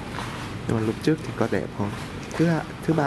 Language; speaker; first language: Vietnamese; non-native, fluent; Japanese